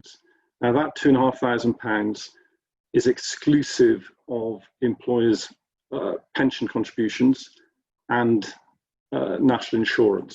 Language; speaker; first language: English; native; English